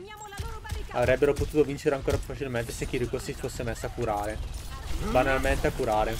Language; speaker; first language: Italian; native; Italian